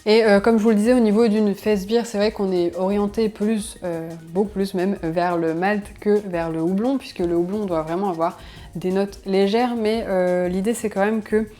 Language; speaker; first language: French; native; French